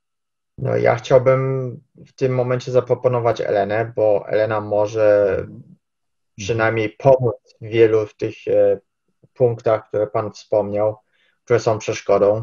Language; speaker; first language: Polish; early bilingual, heritage; Polish